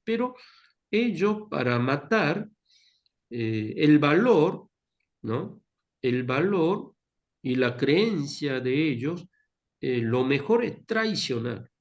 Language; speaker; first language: Spanish; non-native, fluent; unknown